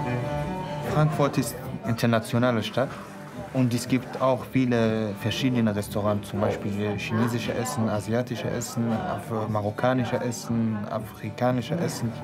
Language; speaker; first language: German; non-native, learner; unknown